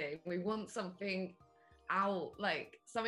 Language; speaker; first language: English; native; English